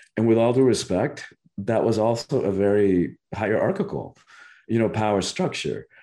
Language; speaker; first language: English; early bilingual, other home language; Spanish